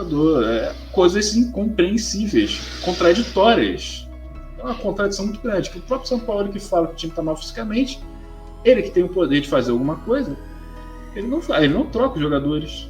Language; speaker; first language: Portuguese; native; Portuguese